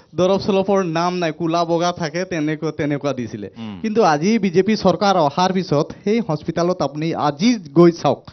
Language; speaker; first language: Assamese; non-native, local second language; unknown